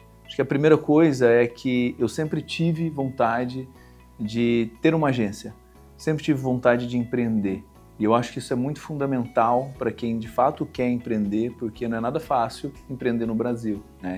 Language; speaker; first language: Portuguese; native; Portuguese